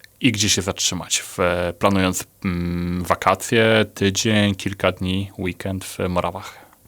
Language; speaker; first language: Polish; native; Polish